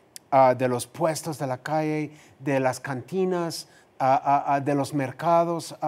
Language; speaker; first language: Spanish; non-native, fluent; English